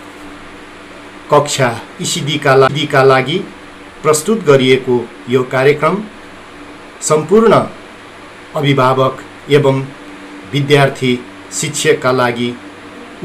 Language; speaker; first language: Nepali; non-native, local second language; Newari